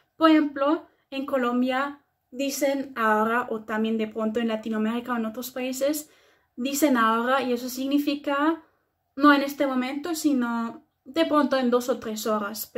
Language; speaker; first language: Spanish; non-native, fluent; German